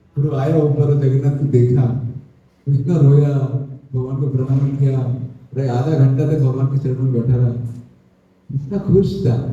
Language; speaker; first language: Hindi; non-native, local second language; Odia